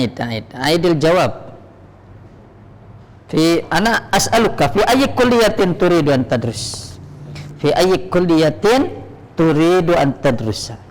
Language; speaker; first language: Arabic; non-native, learner; Indonesian